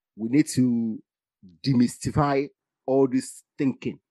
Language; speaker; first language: English; non-native, local second language; Igbo